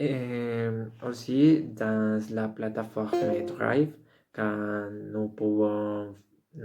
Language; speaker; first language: French; non-native, learner; Spanish